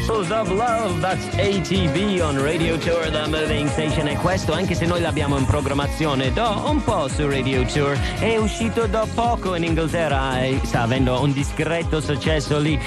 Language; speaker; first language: Italian; non-native, fluent; English